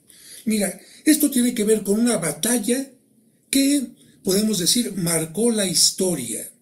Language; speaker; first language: Spanish; native; Spanish